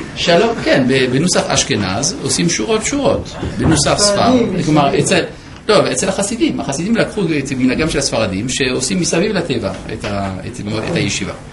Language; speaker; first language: Hebrew; non-native, fluent; French